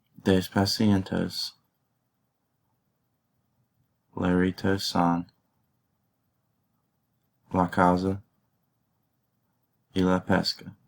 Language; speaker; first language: Spanish; non-native, learner; English